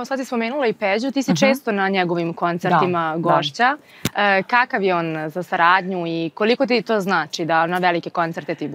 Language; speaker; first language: Serbian; native; Serbian